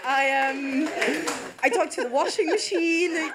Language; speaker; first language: English; non-native, fluent; French